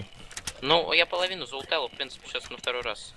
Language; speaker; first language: Russian; native; Russian